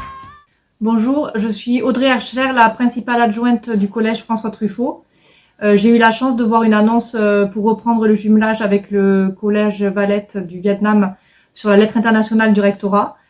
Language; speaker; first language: French; native; French